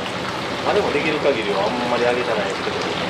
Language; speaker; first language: Japanese; native; Japanese